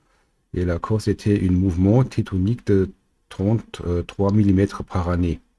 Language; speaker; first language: French; non-native, learner; German